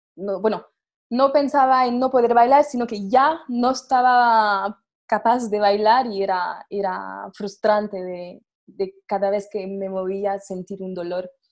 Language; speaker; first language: Spanish; non-native, fluent; French